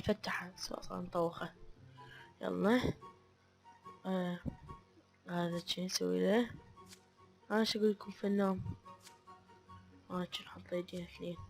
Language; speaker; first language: Arabic; native; Arabic